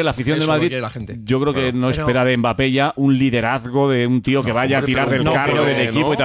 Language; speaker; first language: Spanish; native; Spanish